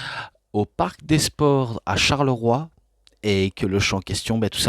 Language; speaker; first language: French; native; French